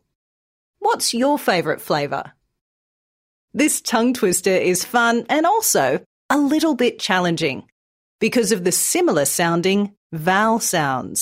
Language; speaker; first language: English; native; English